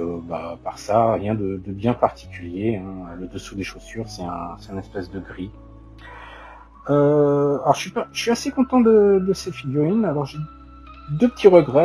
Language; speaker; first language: French; native; French